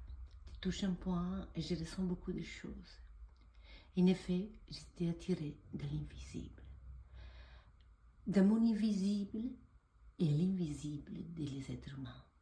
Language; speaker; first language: French; non-native, fluent; Italian